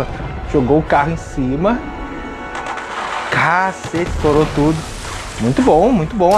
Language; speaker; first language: Portuguese; native; Portuguese